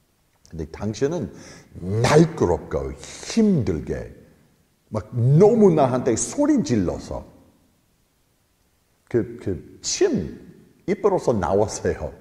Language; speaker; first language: Korean; non-native, fluent; English